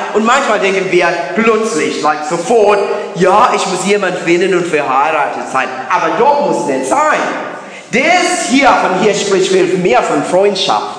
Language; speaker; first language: German; non-native, learner; English